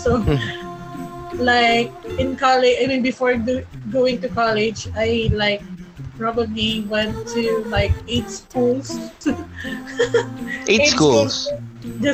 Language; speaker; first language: English; non-native, local second language; Filipino